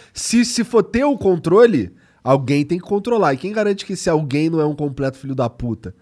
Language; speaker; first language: Portuguese; native; Portuguese